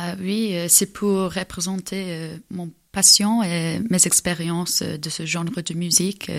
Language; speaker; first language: French; non-native, fluent; English